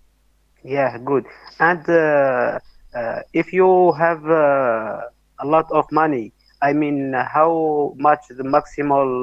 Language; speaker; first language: English; non-native, learner; Arabic